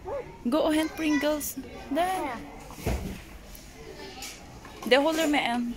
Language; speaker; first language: Norwegian; non-native, fluent; Filipino